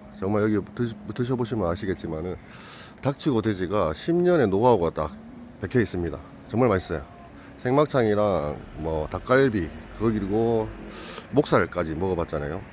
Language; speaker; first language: Korean; native; Korean